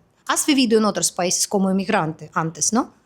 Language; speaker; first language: Spanish; non-native, fluent; Russian